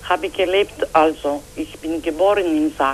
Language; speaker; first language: German; non-native, fluent; Croatian